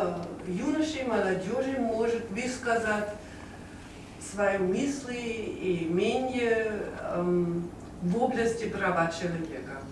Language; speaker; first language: Russian; non-native, learner; German